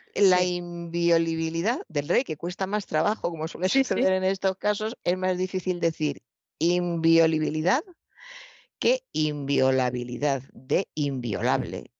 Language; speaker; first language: Spanish; native; Spanish